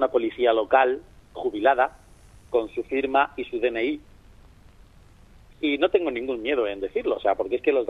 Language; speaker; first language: Spanish; native; Spanish